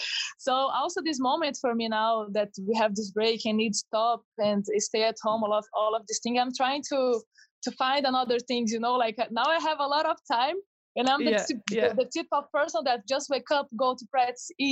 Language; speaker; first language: English; non-native, fluent; Portuguese